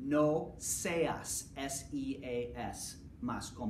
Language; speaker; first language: Spanish; non-native, fluent; English